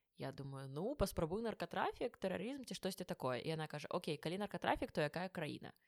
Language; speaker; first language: Belarusian; non-native, local second language; Russian